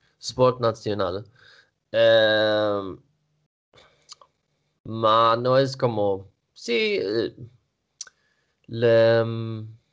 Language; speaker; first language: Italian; non-native, learner; Swedish